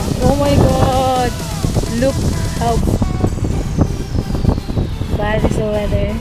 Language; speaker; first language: English; non-native, local second language; Filipino